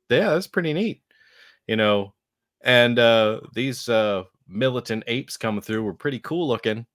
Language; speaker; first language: English; native; English